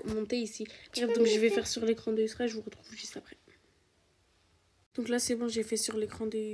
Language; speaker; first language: French; native; French